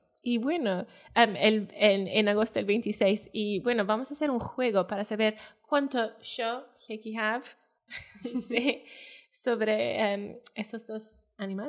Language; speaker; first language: Spanish; non-native, fluent; Welsh